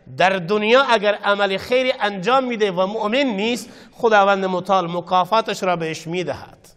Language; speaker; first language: Persian; non-native, local second language; Baluchi